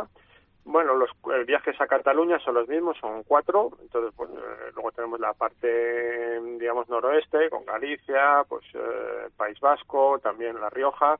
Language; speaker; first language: Spanish; native; Spanish